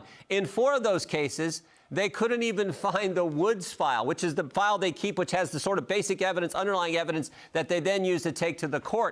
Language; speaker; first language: English; native; English